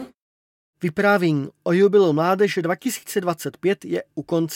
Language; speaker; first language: Czech; native; Czech